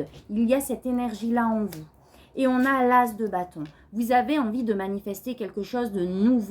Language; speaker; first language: French; native; French